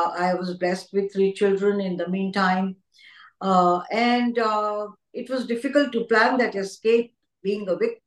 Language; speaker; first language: English; non-native, local second language; Hindi